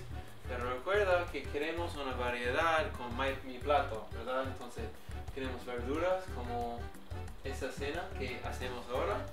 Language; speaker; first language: Spanish; early bilingual, heritage; English